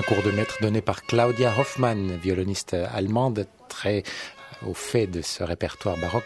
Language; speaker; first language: French; native; French